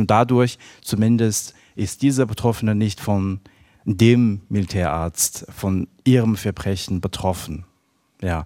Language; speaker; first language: German; non-native, fluent; Chinese